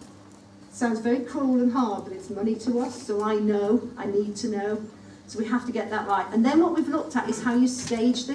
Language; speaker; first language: English; native; English